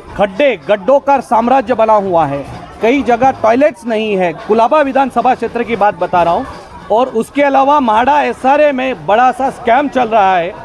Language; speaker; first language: Hindi; non-native, local second language; Marathi